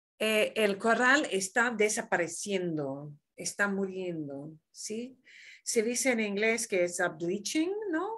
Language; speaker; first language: Spanish; non-native, fluent; English